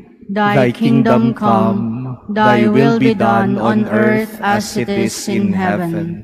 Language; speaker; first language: English; non-native, local second language; Filipino